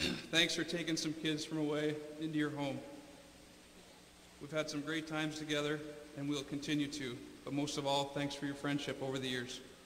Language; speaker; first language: English; native; English